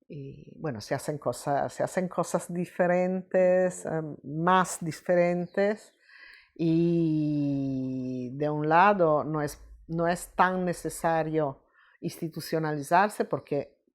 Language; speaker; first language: Spanish; non-native, fluent; Italian